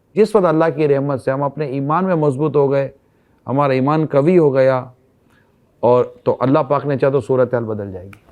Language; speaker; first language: Urdu; native; Urdu